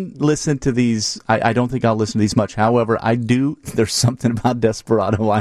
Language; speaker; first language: English; native; English